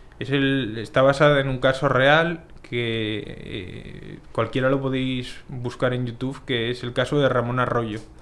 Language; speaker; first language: Spanish; native; Spanish